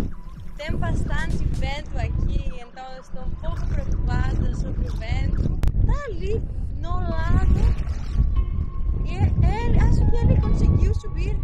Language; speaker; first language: Portuguese; non-native, learner; Greek